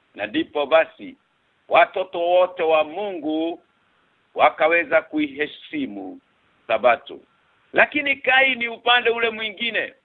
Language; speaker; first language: Swahili; non-native, local second language; Kikuyu